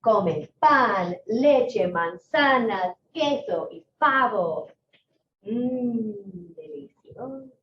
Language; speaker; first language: Spanish; non-native, fluent; English